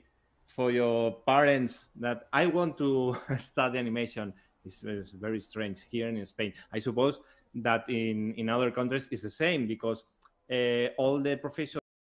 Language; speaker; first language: English; non-native, learner; Spanish